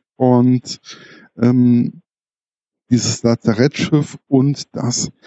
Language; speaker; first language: German; native; German